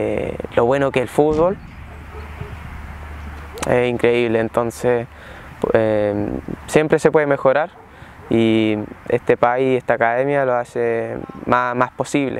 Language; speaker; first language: Spanish; early bilingual, heritage; Spanish